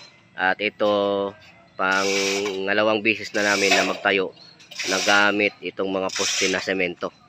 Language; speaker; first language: Filipino; native; Filipino